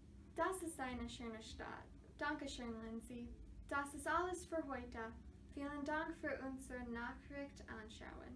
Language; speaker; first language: German; non-native, learner; English